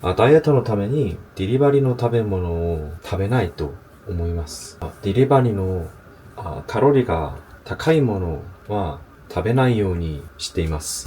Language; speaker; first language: Japanese; non-native, learner; Korean